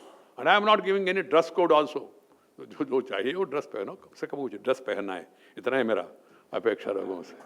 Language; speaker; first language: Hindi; non-native, local second language; Telugu